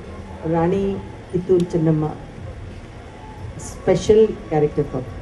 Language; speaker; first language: Kannada; non-native, learner; Telugu